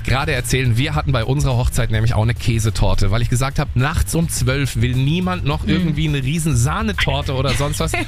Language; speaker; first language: German; native; German